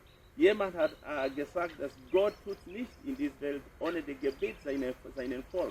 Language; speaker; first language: German; non-native, fluent; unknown